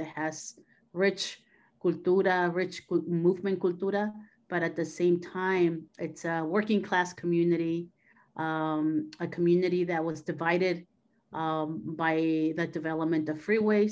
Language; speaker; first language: English; native; English